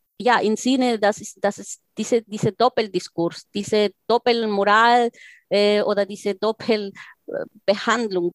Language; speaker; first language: German; non-native, fluent; Spanish